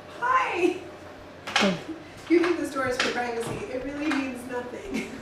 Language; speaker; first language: English; native; English